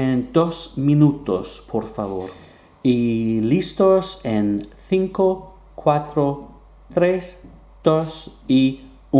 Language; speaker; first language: Spanish; non-native, fluent; English